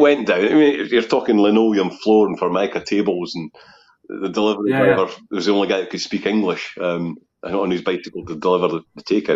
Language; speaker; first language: English; native; English